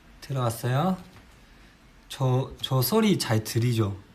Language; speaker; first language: Korean; non-native, fluent; Chinese